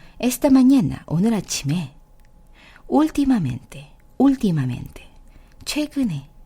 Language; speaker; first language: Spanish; non-native, fluent; Korean